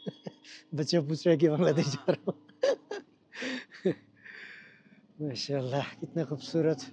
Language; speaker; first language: Hindi; non-native, fluent; Bangla